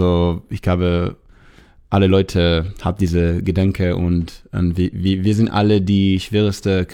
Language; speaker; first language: German; non-native, learner; Hebrew